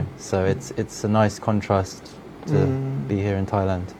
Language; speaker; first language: English; non-native, fluent; French